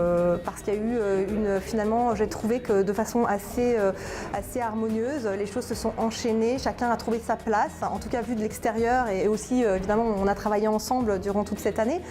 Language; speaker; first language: French; native; French